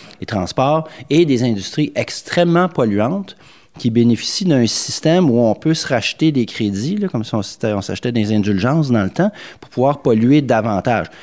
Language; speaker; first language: French; native; French